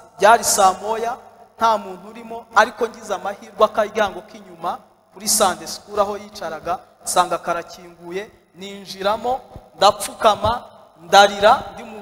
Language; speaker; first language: Kinyarwanda; native; Kinyarwanda